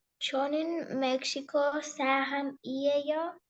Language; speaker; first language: Korean; non-native, learner; Spanish